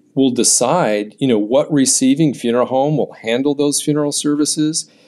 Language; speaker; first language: English; native; English